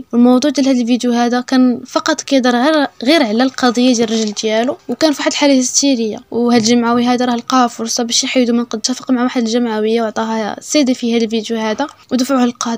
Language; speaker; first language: Arabic; native; Arabic